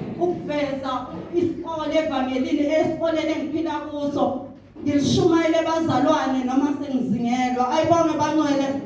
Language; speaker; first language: Zulu; non-native, local second language; Southern Sotho